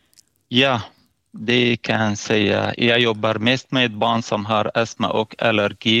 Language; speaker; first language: Swedish; non-native, fluent; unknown